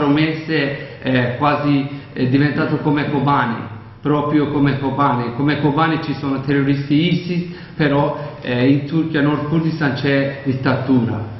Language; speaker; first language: Italian; non-native, learner; Kurdish